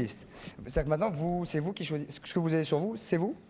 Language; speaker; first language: French; native; French